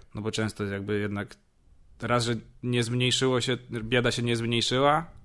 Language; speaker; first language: Polish; native; Polish